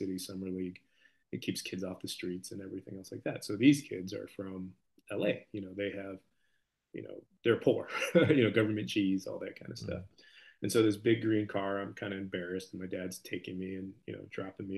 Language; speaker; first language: English; native; English